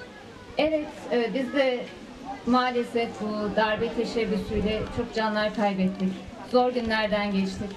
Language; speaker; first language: Turkish; native; Turkish